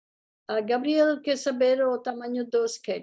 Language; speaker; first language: Portuguese; non-native, fluent; Spanish